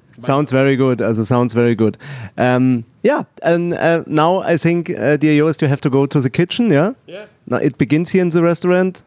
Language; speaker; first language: English; non-native, learner; German